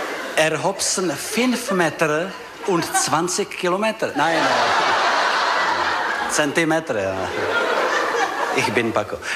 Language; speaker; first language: German; non-native, learner; Czech